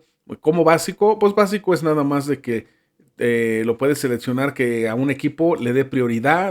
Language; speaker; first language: Spanish; native; Spanish